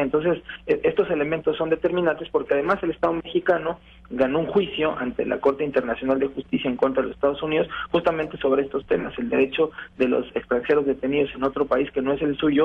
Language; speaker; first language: Spanish; native; Spanish